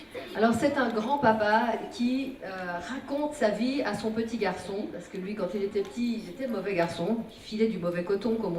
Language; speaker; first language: French; native; French